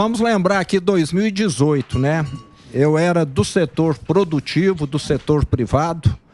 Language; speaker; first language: Portuguese; native; Portuguese